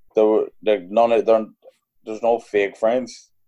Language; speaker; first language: English; native; English